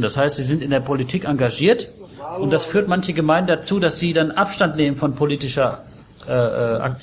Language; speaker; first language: German; native; German